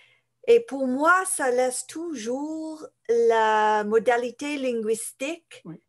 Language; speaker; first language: French; non-native, fluent; English